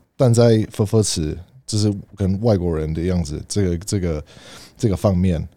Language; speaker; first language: Chinese; early bilingual, heritage; Chinese